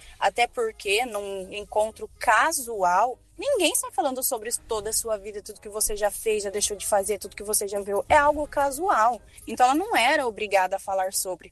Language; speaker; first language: Portuguese; native; Portuguese